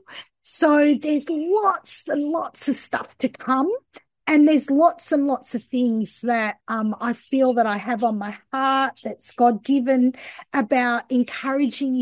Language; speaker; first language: English; native; English